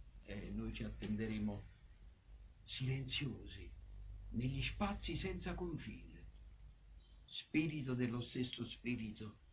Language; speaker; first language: Italian; native; Italian